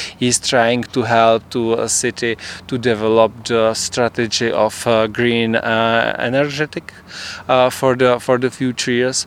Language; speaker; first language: English; non-native, fluent; Czech